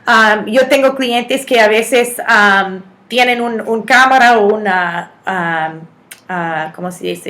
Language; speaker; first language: Spanish; non-native, fluent; English